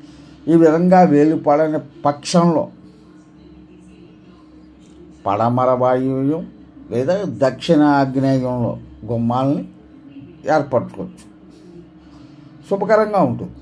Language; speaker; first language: Telugu; native; Telugu